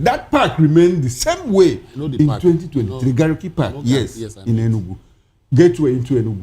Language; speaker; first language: English; non-native, local second language; Igbo